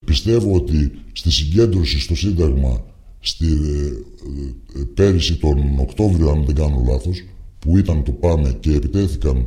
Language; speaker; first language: Greek; native; Greek